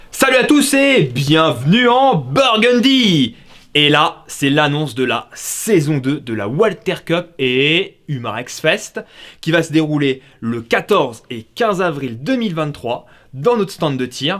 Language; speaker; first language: French; native; French